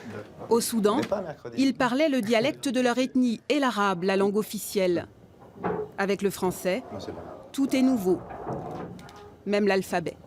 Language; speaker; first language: French; native; French